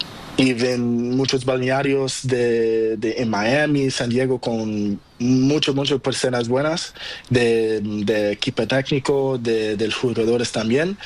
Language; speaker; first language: Spanish; non-native, learner; Portuguese